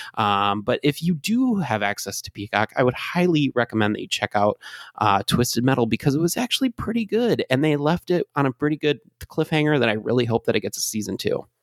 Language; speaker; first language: English; native; English